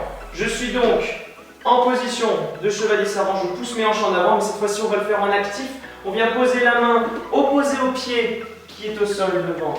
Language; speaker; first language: French; native; French